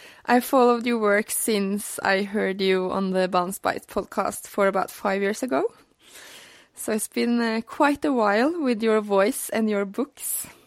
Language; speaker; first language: English; non-native, fluent; Norwegian